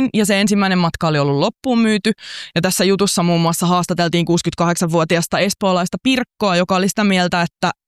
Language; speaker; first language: Finnish; native; Finnish